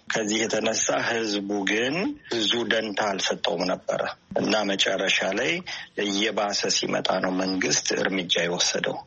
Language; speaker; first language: Amharic; non-native, local second language; Italian